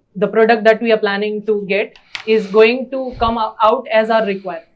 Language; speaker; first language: English; non-native, local second language; Gujarati